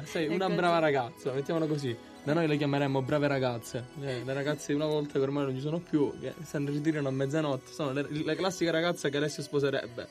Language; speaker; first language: Italian; native; Italian